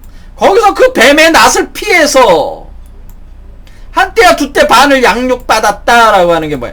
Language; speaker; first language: Korean; native; Korean